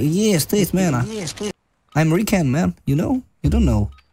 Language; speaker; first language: English; non-native, learner; French